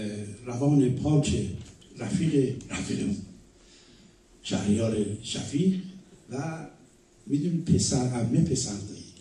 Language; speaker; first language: Persian; native; Persian